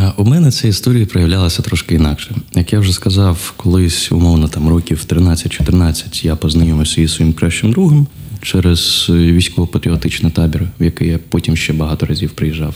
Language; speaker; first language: Ukrainian; non-native, local second language; Russian